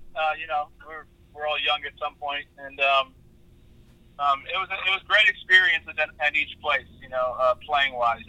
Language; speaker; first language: English; native; English